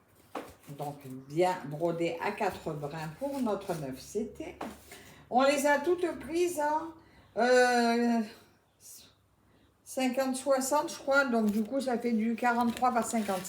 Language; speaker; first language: French; native; French